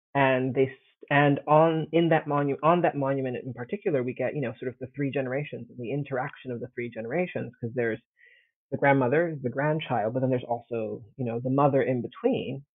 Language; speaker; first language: English; early bilingual, heritage; Italian